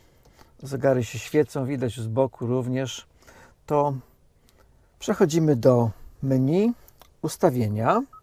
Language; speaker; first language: Polish; native; Polish